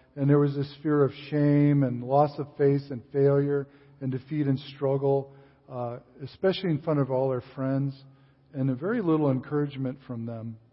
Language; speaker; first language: English; native; English